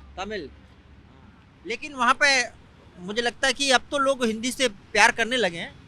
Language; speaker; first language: Hindi; native; Hindi